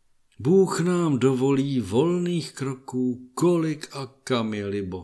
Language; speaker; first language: Czech; native; Czech